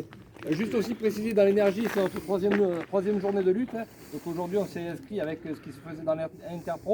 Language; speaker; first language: French; native; French